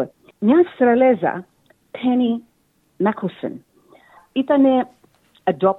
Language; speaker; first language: Greek; early bilingual, heritage; Greek